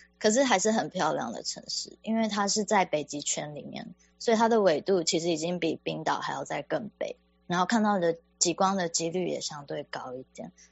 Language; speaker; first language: Chinese; native; Chinese